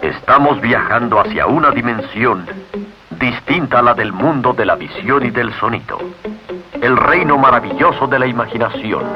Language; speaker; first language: Spanish; native; Spanish